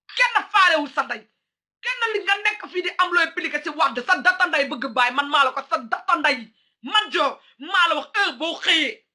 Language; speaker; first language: Wolof; early bilingual, heritage; Wolof